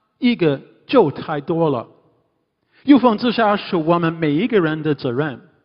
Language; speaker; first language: Chinese; non-native, fluent; English